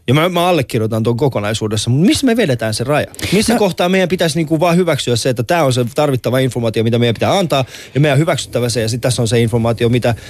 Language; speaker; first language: Finnish; early bilingual, other home language; Persian